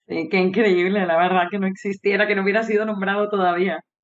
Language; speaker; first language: Spanish; native; Spanish